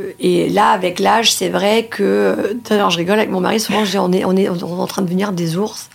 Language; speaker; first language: French; early bilingual, other home language; Italian